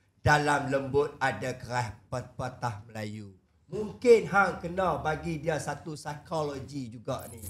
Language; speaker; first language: Malay; native; Malay